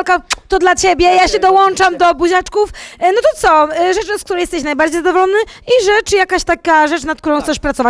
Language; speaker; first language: Polish; native; Polish